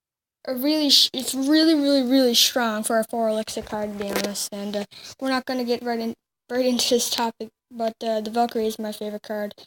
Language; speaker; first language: English; native; English